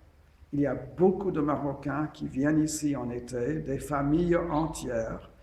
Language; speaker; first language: French; non-native, fluent; English